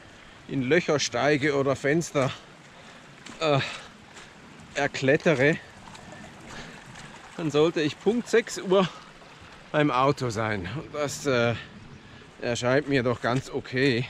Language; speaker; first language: German; native; German